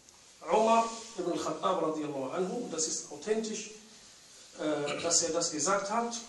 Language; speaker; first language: German; non-native, fluent; Arabic